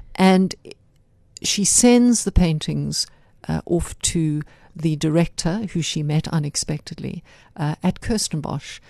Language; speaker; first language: English; native; English